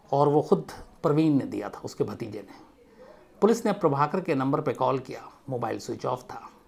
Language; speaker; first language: Hindi; native; Hindi